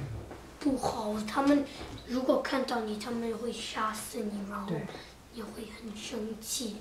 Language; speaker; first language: Chinese; early bilingual, heritage; Chinese